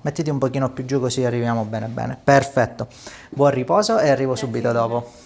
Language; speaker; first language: Italian; native; Italian